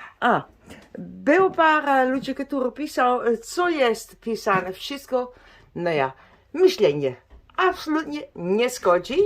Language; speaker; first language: Polish; non-native, learner; Dutch